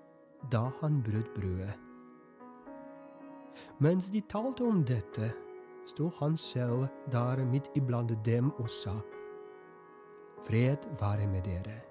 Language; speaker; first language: Norwegian; non-native, fluent; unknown